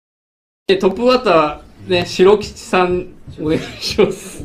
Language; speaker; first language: Japanese; native; Japanese